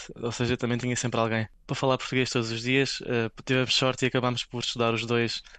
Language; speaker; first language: Portuguese; native; Portuguese